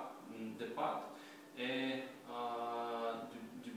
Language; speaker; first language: French; non-native, learner; Russian